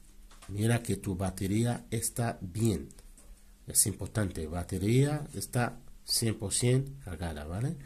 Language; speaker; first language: Spanish; non-native, learner; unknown